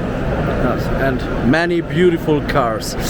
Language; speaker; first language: English; non-native, learner; German